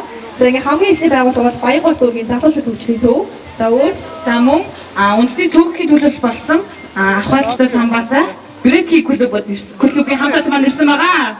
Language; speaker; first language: Mongolian; native; Mongolian